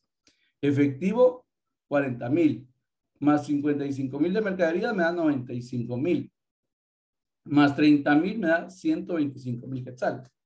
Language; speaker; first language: Spanish; native; Spanish